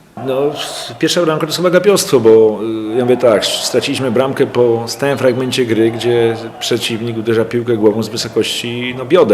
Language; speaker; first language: Polish; native; Polish